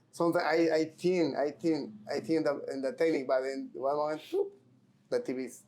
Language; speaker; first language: English; non-native, learner; Spanish